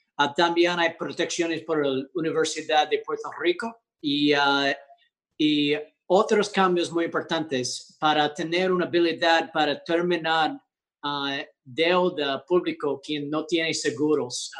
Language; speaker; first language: Spanish; early bilingual, heritage; English